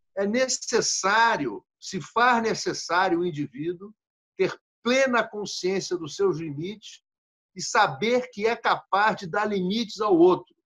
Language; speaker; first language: Portuguese; native; Portuguese